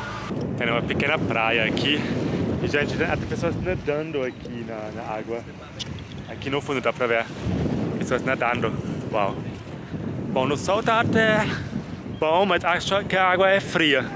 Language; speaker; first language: Portuguese; non-native, fluent; German